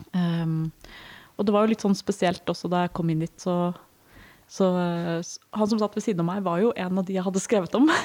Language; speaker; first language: Norwegian; early bilingual, other home language; Danish